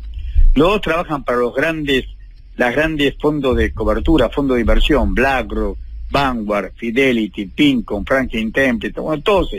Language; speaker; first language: Spanish; native; Spanish